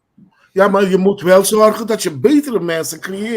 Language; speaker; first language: Dutch; non-native, local second language; Papiamento